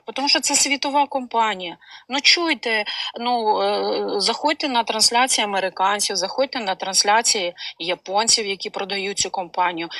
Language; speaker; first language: Ukrainian; non-native, local second language; Russian